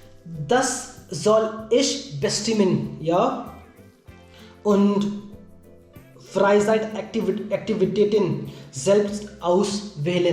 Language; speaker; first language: German; non-native, learner; Hindi